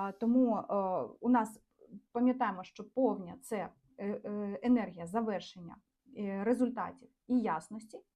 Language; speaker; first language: Ukrainian; non-native, local second language; Russian